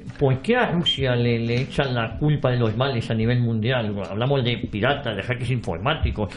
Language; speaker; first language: Spanish; native; Spanish